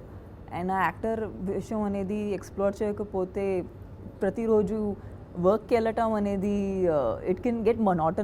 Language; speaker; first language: Telugu; non-native, fluent; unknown